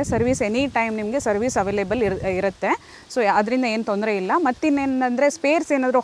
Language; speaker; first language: Kannada; native; Kannada